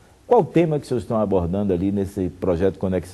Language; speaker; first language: Portuguese; native; Portuguese